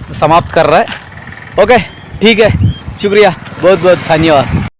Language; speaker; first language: Hindi; non-native, local second language; Malayalam